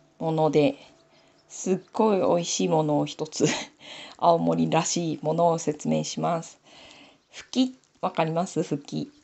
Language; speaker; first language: Japanese; native; Japanese